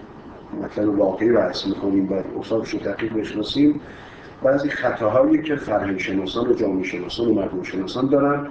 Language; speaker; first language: Persian; native; Persian